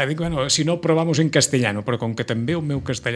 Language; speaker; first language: Catalan; native; Catalan